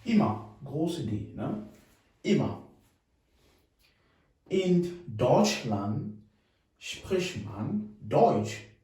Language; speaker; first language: German; non-native, fluent; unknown